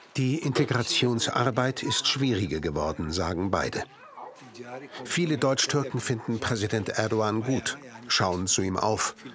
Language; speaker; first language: German; native; German